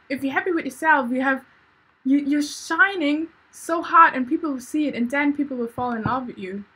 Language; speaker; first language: English; non-native, fluent; German